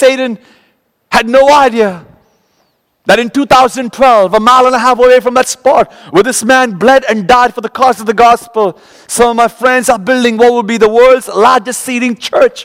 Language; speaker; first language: English; non-native, local second language; Malayalam